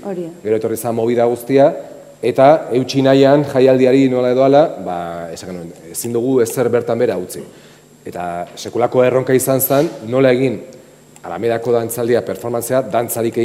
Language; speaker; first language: Basque; native; Basque